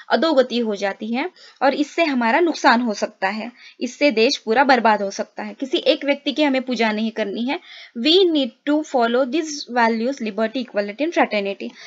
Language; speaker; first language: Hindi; non-native, local second language; Marathi